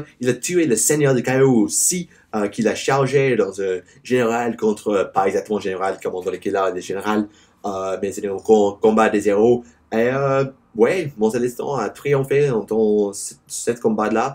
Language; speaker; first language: French; non-native, learner; English